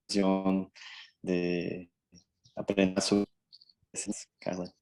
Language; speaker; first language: Spanish; non-native, fluent; Portuguese